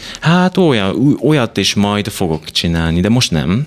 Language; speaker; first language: Hungarian; non-native, learner; Japanese